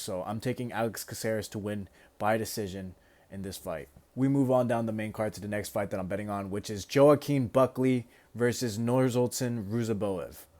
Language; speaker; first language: English; native; English